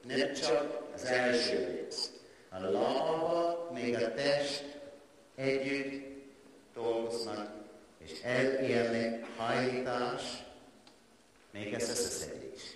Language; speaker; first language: Hungarian; non-native, learner; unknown